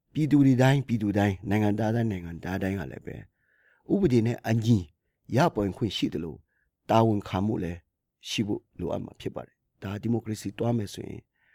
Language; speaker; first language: Burmese; non-native, local second language; Kachin